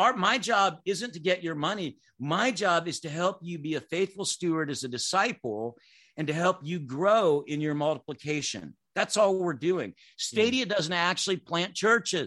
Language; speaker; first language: English; native; English